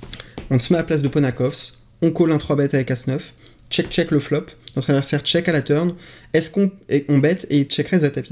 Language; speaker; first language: French; native; French